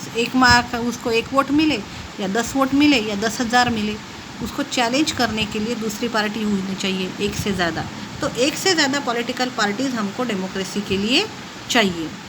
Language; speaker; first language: Hindi; non-native, local second language; Marathi